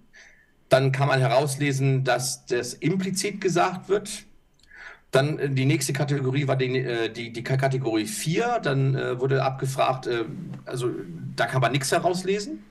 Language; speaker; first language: German; native; German